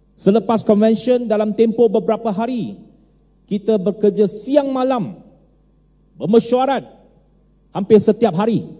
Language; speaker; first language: Malay; non-native, local second language; Chinese